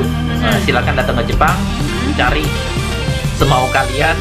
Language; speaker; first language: Indonesian; native; Indonesian